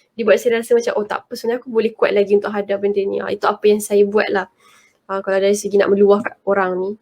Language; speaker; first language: Malay; native; Malay